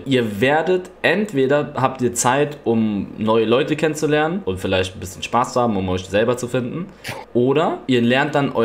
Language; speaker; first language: German; native; German